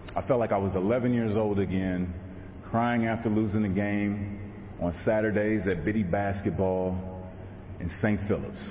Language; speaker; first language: English; native; English